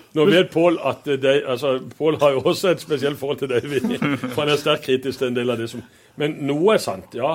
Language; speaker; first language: Norwegian; native; Norwegian